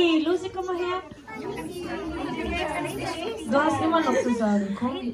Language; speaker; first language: German; non-native, fluent; Filipino